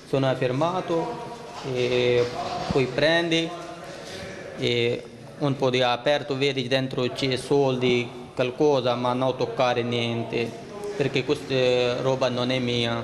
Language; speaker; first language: Italian; non-native, learner; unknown